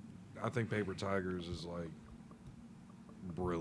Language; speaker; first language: English; native; English